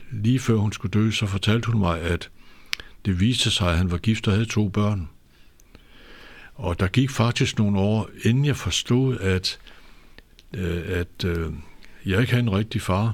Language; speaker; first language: Danish; native; Danish